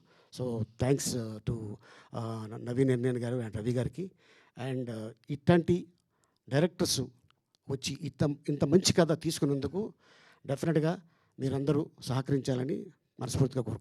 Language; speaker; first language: Telugu; native; Telugu